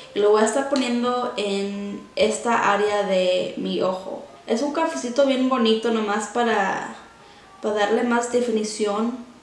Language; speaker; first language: Spanish; early bilingual, heritage; Spanish